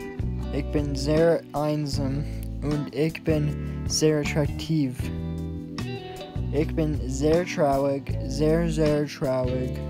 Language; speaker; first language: German; non-native, learner; English